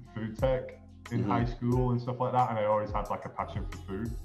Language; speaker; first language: English; native; English